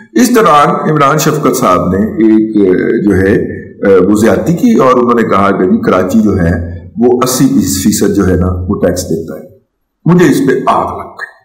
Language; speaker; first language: Urdu; non-native, local second language; Punjabi